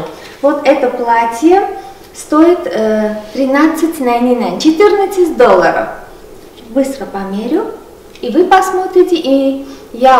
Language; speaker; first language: Russian; non-native, local second language; Armenian